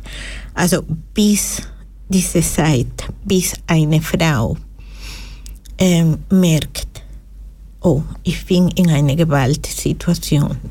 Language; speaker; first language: German; non-native, fluent; Spanish